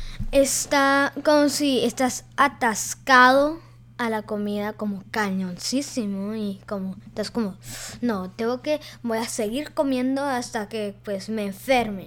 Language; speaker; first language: Spanish; early bilingual, heritage; Spanish